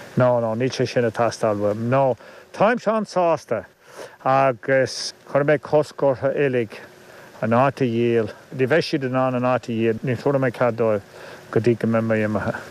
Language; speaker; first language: Irish; native; Irish